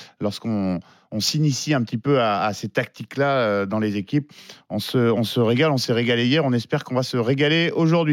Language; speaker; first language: French; native; French